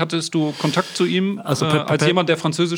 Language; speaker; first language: German; native; German